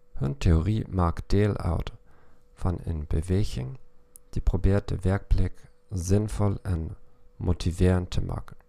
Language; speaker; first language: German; non-native, learner; Dutch